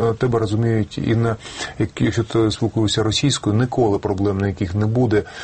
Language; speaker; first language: Ukrainian; non-native, local second language; Russian